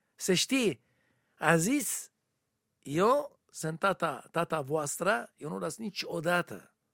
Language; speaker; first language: Romanian; non-native, learner; Hebrew